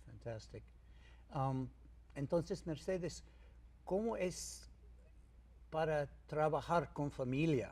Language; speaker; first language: Spanish; non-native, learner; English